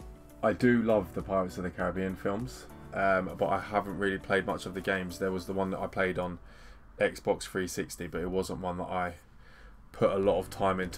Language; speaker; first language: English; native; English